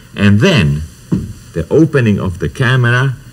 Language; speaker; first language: English; non-native, fluent; Czech